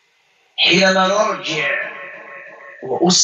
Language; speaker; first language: Arabic; native; Arabic